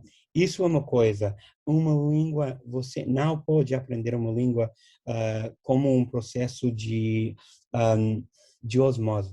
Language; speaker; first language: Portuguese; non-native, fluent; English